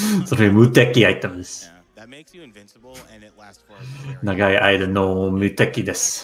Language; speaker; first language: Japanese; non-native, learner; English